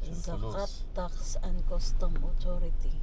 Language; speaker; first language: Arabic; non-native, learner; Filipino